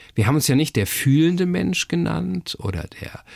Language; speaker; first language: German; native; German